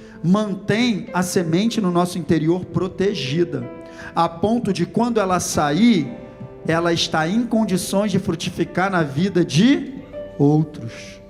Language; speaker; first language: Portuguese; native; Portuguese